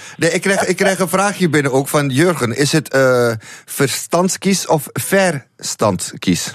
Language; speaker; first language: Dutch; native; Dutch